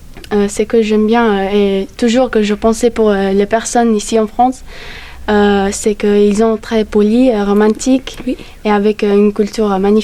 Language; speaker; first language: French; non-native, learner; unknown